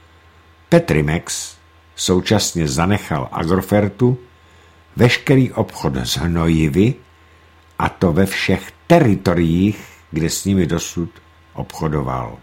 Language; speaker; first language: Czech; native; Czech